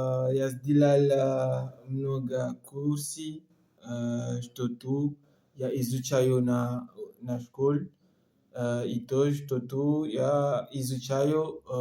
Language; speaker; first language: Russian; non-native, learner; French